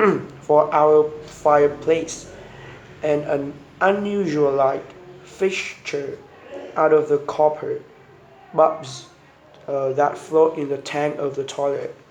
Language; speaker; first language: English; non-native, learner; Vietnamese